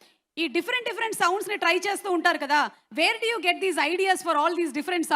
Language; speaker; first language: Telugu; native; Telugu